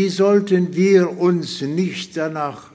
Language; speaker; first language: German; non-native, fluent; Russian